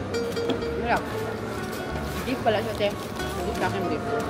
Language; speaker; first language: Filipino; native; Filipino